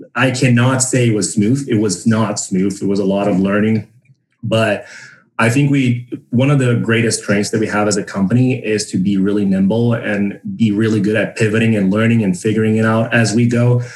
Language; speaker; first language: English; non-native, fluent; Portuguese